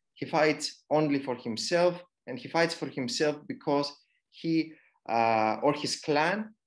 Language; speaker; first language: English; non-native, fluent; Greek